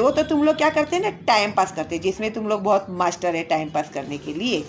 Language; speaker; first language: Hindi; non-native, local second language; Marathi